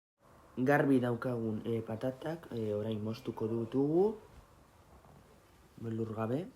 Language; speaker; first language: Basque; non-native, local second language; Spanish